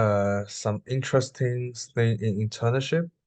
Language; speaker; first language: English; non-native, learner; Chinese